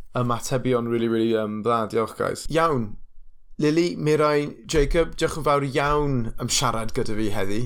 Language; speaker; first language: Welsh; non-native, local second language; English